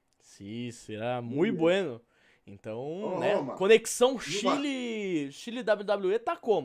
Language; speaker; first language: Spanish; non-native, learner; Portuguese